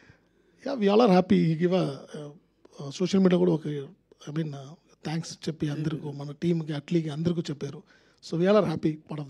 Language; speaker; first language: Telugu; non-native, learner; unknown